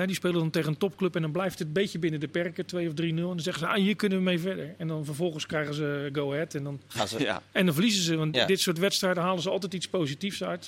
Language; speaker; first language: Dutch; native; Dutch